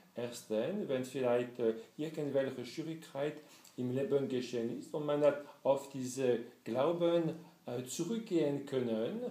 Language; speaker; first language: German; non-native, fluent; French